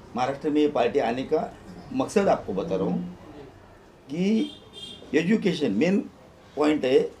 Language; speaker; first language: Hindi; non-native, local second language; Marathi